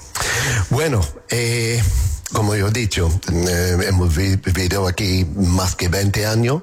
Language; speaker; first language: Spanish; non-native, learner; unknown